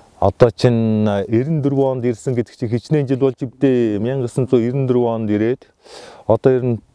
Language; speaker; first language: Mongolian; native; Mongolian